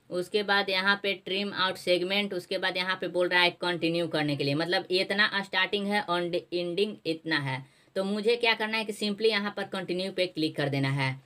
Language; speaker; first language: Hindi; native; Hindi